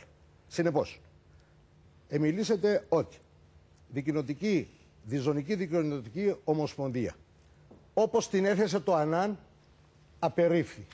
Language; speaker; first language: Greek; native; Greek